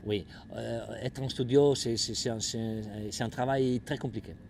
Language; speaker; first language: French; non-native, fluent; Italian